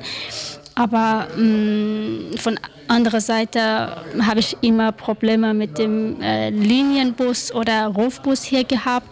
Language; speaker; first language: German; non-native, learner; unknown